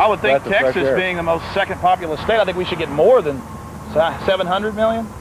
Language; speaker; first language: English; native; English